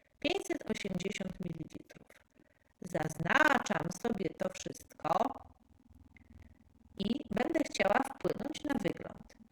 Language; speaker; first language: Polish; native; Polish